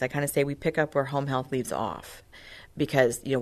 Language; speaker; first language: English; native; English